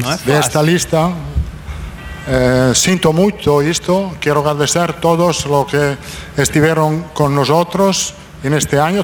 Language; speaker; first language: Portuguese; non-native, fluent; Italian